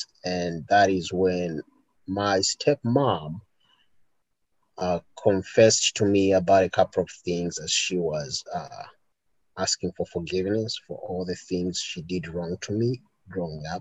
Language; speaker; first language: English; non-native, local second language; Ganda